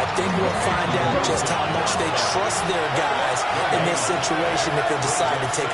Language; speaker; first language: English; native; English